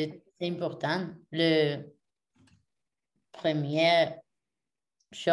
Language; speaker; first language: French; non-native, learner; Spanish